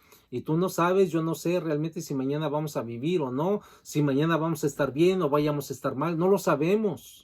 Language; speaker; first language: Spanish; native; Spanish